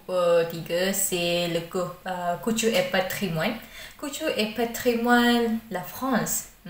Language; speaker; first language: French; non-native, learner; Malay